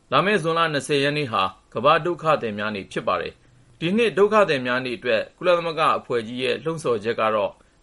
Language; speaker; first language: Burmese; native; Burmese